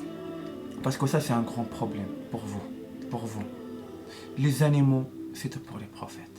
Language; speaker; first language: French; non-native, learner; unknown